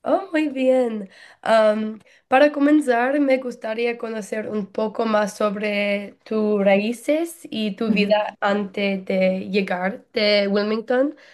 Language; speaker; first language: Spanish; non-native, learner; English